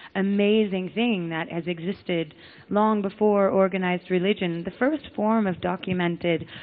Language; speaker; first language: English; native; English